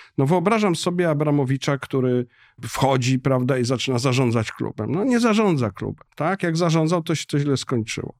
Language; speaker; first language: Polish; native; Polish